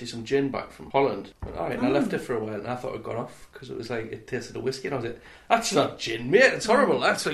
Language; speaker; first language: English; native; English